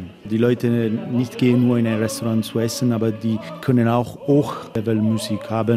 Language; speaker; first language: German; non-native, learner; Italian